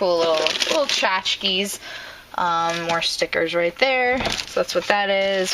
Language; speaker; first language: English; native; English